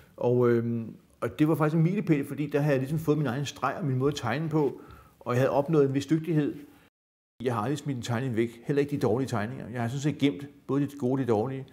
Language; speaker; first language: Danish; native; Danish